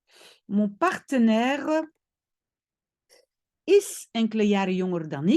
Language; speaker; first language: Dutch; non-native, local second language; French